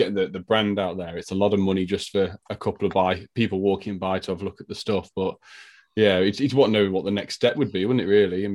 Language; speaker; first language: English; native; English